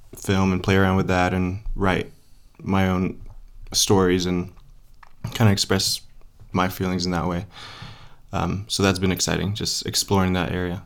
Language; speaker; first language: English; early bilingual, other home language; Polish